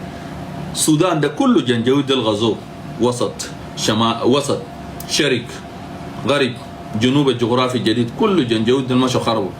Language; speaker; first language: Arabic; native; Arabic